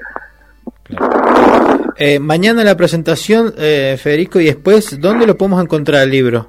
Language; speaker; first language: Spanish; native; Spanish